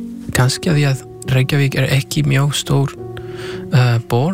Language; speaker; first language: Icelandic; non-native, fluent; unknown